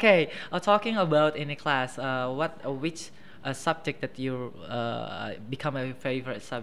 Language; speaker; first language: English; non-native, fluent; Indonesian